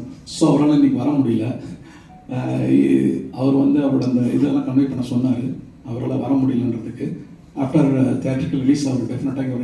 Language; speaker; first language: Tamil; native; Tamil